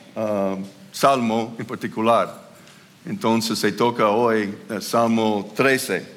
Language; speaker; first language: Spanish; non-native, fluent; English